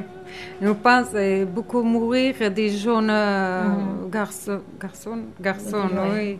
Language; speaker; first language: French; non-native, learner; Armenian